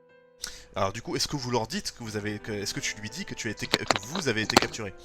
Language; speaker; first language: French; native; French